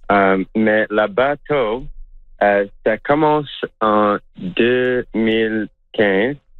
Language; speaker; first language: French; non-native, local second language; English